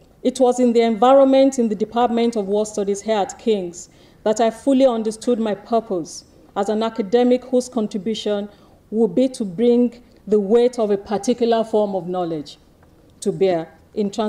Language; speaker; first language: English; non-native, local second language; Yoruba